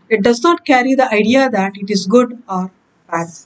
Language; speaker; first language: English; non-native, local second language; Kannada